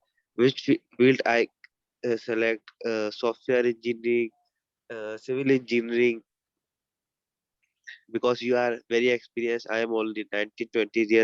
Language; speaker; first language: English; non-native, learner; Urdu